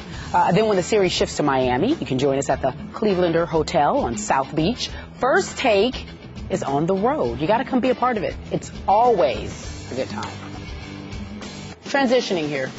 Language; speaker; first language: English; native; English